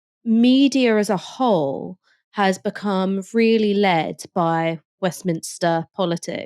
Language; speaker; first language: English; native; English